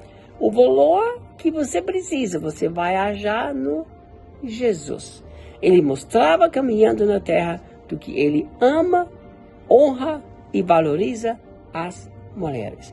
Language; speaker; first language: Portuguese; non-native, fluent; German